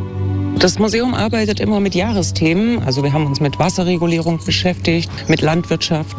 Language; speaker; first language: German; native; German